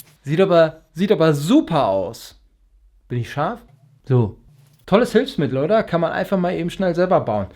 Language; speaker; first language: German; native; German